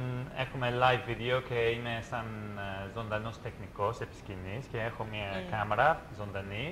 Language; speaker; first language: Greek; non-native, fluent; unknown